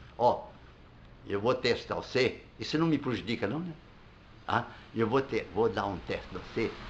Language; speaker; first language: Portuguese; non-native, fluent; Arabic